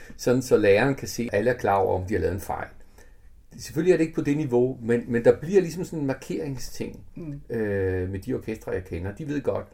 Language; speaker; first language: Danish; early bilingual, other home language; Italian